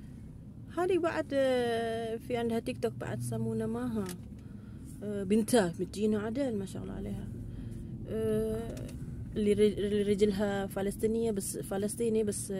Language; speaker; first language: Arabic; non-native, learner; Indonesian